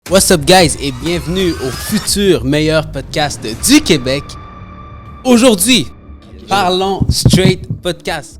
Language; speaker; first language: French; native; French